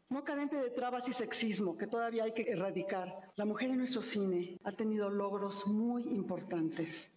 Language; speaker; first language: Spanish; native; Spanish